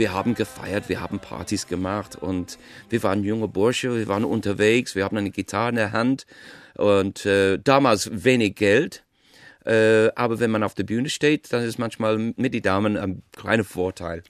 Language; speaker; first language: German; non-native, fluent; English